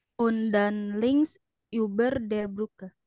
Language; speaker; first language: German; non-native, learner; Indonesian